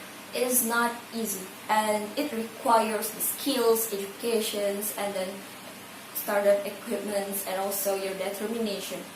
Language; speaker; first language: English; non-native, learner; Indonesian